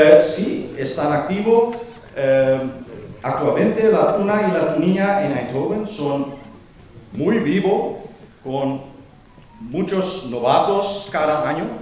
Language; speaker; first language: Spanish; non-native, fluent; Dutch